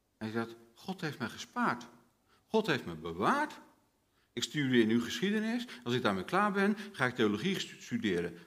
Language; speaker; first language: Dutch; native; Dutch